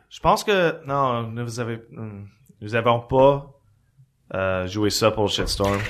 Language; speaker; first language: French; early bilingual, heritage; French